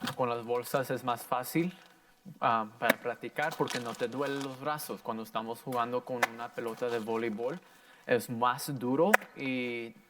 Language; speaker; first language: Spanish; early bilingual, heritage; Spanish